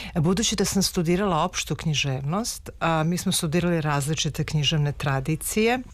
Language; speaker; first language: Serbian; native; Serbian